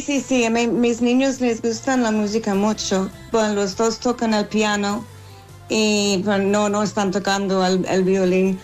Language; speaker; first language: Spanish; non-native, fluent; English